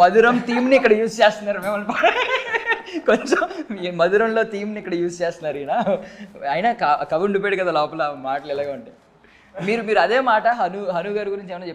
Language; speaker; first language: Telugu; native; Telugu